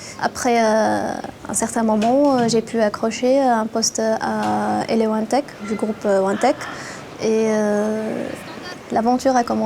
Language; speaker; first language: French; non-native, local second language; Arabic